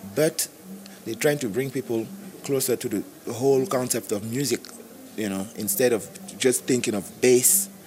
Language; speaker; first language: English; non-native, local second language; French